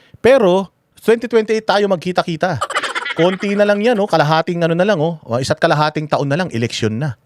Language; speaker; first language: Filipino; native; Filipino